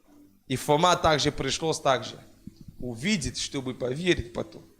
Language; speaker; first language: Russian; non-native, fluent; French